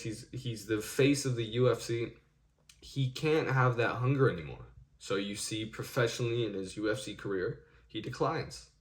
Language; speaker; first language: English; native; English